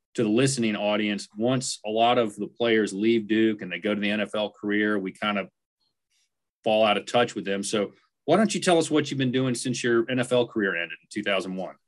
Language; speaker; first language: English; native; English